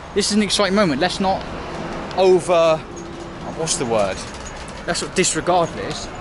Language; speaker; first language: English; native; English